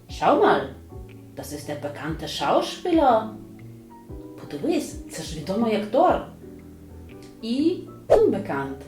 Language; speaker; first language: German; non-native, fluent; Ukrainian